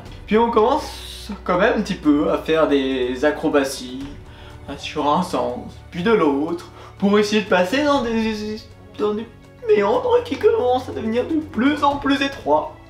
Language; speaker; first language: French; native; French